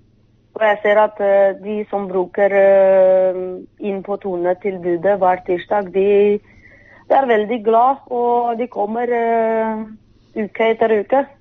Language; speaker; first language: Norwegian; non-native, fluent; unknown